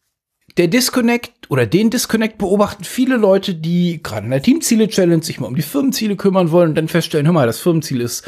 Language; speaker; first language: German; native; German